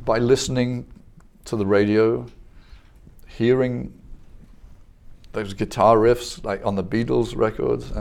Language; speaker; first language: English; native; English